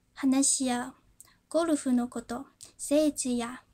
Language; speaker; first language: Japanese; non-native, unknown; Chinese